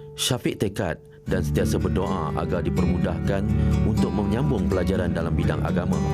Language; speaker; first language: Malay; native; Malay